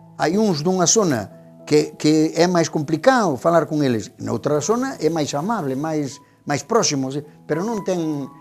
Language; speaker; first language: Galician; native; Galician